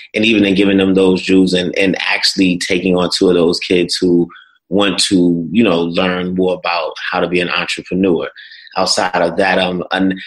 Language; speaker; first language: English; native; English